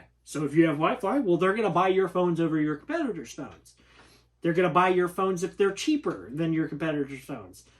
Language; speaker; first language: English; native; English